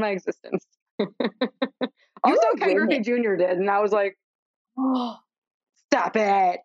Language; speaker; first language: English; native; English